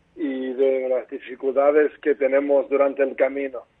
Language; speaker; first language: Spanish; non-native, fluent; Portuguese